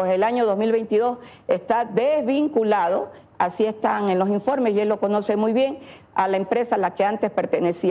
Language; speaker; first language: Spanish; native; Spanish